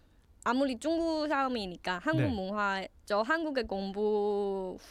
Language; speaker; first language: Korean; non-native, learner; Chinese